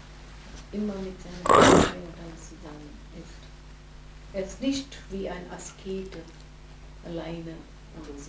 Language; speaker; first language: German; non-native, fluent; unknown